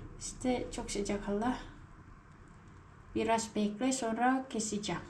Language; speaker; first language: Turkish; non-native, learner; Indonesian